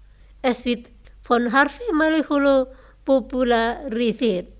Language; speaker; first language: German; non-native, fluent; Indonesian